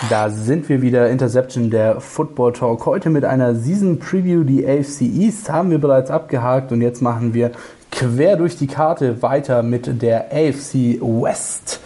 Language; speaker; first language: German; native; German